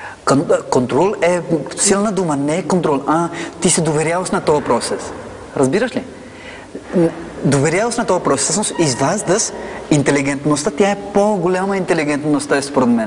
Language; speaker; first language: Bulgarian; non-native, fluent; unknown